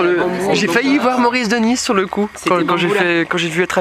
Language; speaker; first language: French; native; French